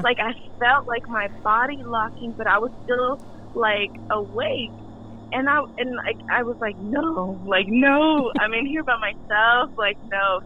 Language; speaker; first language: English; early bilingual, other home language; Spanish